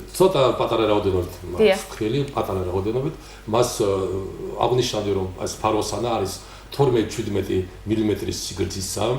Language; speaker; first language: Georgian; native; Georgian